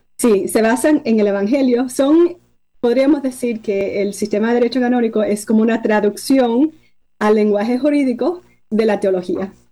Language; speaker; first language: Spanish; early bilingual, heritage; Spanish